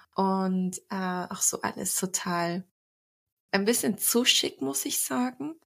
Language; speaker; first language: German; early bilingual, other home language; Turkish